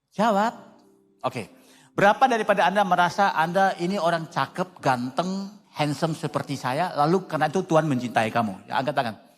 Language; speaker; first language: Indonesian; non-native, fluent; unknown